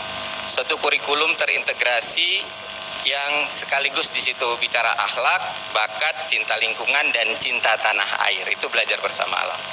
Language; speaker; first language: Indonesian; native; Indonesian